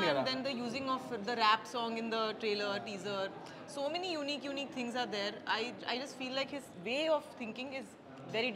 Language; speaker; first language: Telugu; non-native, local second language; Bangla